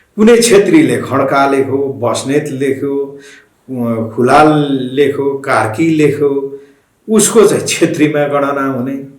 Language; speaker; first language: Nepali; non-native, local second language; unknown